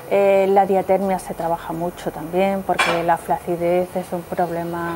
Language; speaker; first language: Spanish; native; Spanish